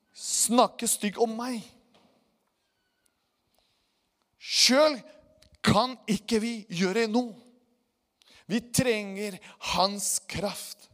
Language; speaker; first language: Norwegian; non-native, fluent; Spanish